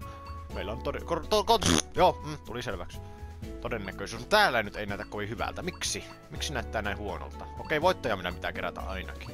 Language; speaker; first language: Finnish; native; Finnish